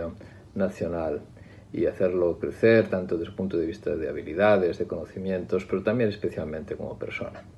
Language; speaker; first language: Spanish; native; Spanish